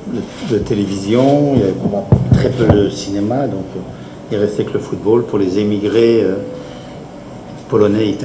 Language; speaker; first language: French; native; French